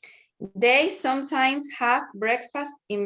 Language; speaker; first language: English; non-native, learner; Spanish